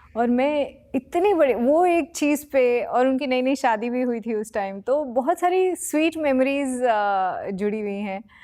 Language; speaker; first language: Hindi; native; Hindi